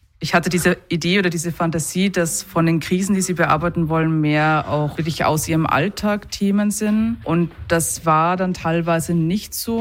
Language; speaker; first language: German; native; German